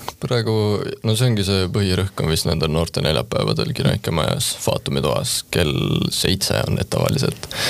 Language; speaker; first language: Estonian; native; Estonian